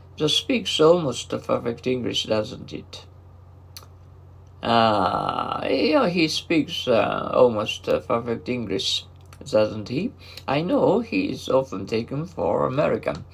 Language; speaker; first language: English; non-native, learner; Japanese